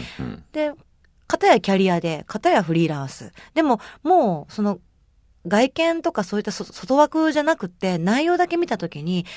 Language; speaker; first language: Japanese; native; Japanese